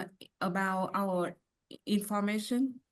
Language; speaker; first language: English; non-native, learner; Vietnamese